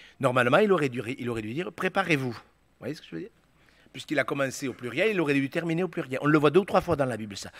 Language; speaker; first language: French; native; French